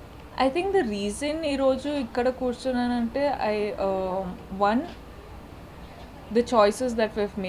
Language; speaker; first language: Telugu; non-native, local second language; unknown